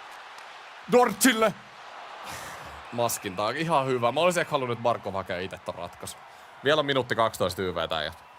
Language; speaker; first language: Finnish; native; Finnish